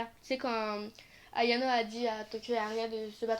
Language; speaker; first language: French; native; French